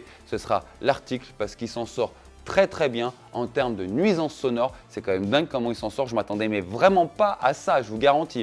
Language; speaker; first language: French; native; French